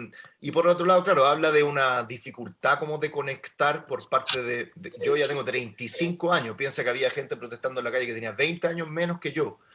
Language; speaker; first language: Spanish; native; Spanish